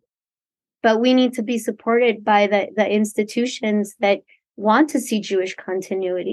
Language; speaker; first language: English; early bilingual, other home language; Spanish